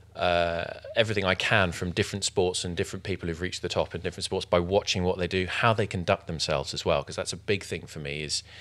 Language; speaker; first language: English; native; English